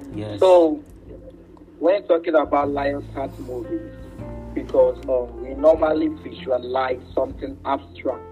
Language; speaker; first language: English; non-native, local second language; Igbo